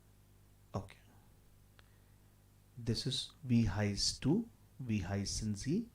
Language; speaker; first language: German; non-native, fluent; Hindi